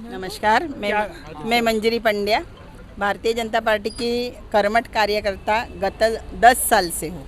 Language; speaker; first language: Hindi; non-native, local second language; Marathi